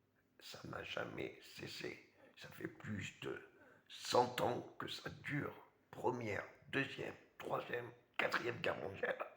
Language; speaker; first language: French; native; French